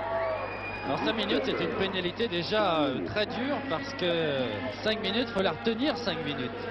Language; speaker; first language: French; native; French